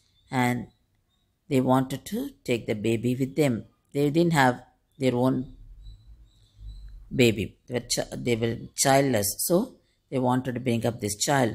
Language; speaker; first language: English; non-native, local second language; Tamil